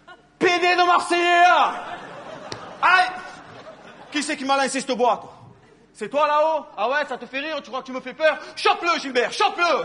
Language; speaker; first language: French; native; French